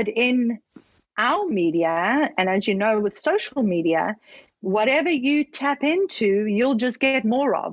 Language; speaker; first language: English; native; English